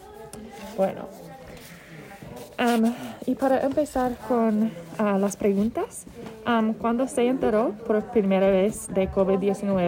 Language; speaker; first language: Spanish; non-native, learner; English